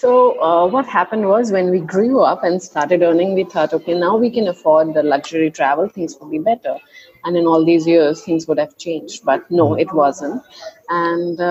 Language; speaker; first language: English; non-native, local second language; Hindi